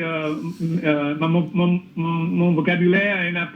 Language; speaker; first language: French; non-native, learner; English